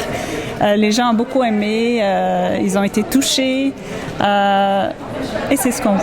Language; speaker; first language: French; native; French